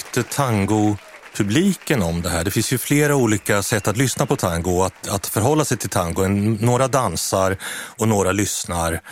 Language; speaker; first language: Swedish; native; Swedish